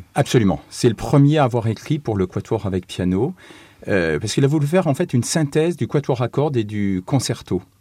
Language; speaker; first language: French; native; French